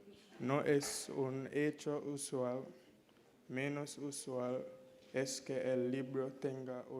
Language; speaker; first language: Spanish; non-native, learner; English